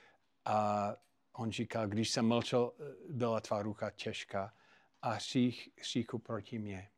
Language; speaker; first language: Czech; non-native, fluent; English